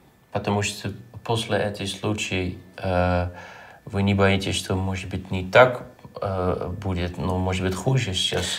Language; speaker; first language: Russian; non-native, fluent; Dutch